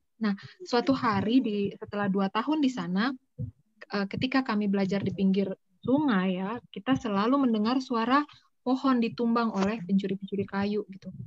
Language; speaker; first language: Indonesian; native; Indonesian